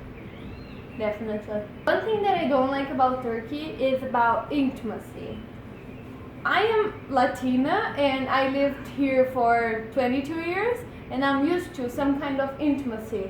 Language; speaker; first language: English; non-native, fluent; Portuguese